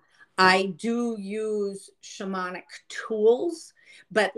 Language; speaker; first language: English; native; English